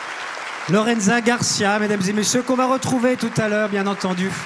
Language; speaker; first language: French; native; French